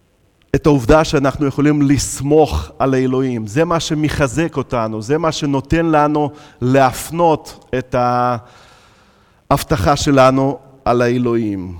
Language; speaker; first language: Hebrew; non-native, fluent; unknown